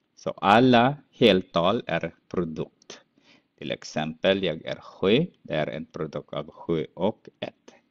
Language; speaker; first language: Swedish; non-native, fluent; Filipino